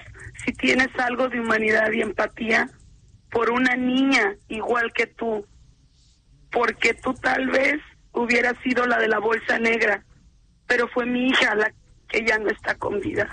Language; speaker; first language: Spanish; native; Spanish